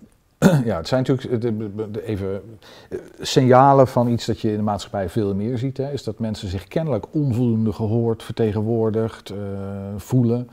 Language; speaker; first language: Dutch; native; Dutch